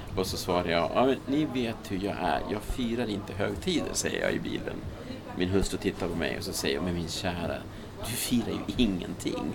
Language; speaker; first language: Swedish; early bilingual, other home language; Spanish